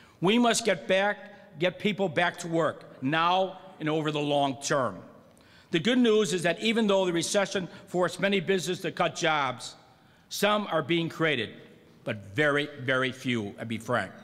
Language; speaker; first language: English; native; English